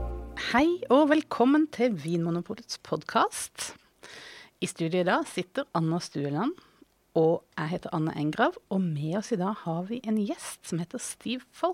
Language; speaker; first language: Norwegian; native; Norwegian